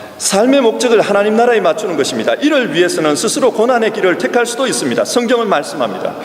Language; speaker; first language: Korean; native; Korean